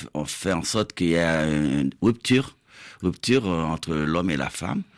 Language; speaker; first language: French; native; French